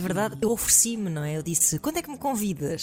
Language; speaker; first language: Portuguese; native; Portuguese